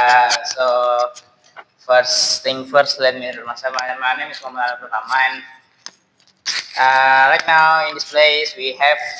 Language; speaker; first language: English; non-native, learner; Indonesian